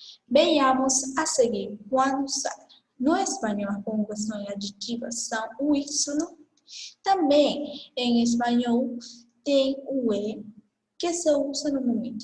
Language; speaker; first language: Portuguese; non-native, fluent; Spanish